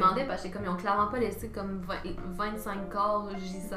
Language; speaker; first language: French; native; French